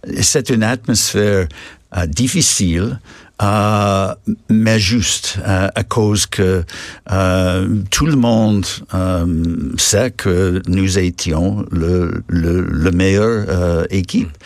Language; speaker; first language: French; non-native, learner; English